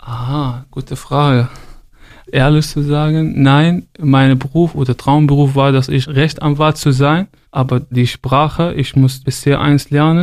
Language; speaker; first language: German; non-native, fluent; Arabic